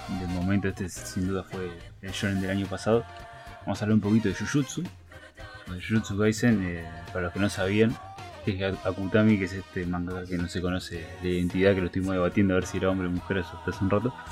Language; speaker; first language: Spanish; native; Spanish